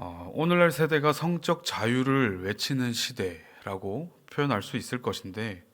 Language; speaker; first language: Korean; native; Korean